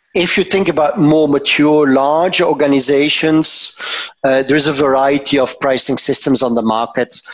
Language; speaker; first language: English; non-native, fluent; Dutch